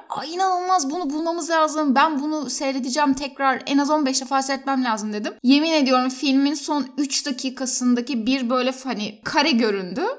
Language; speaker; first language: Turkish; native; Turkish